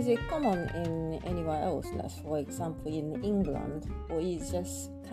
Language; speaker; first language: English; non-native, fluent; Japanese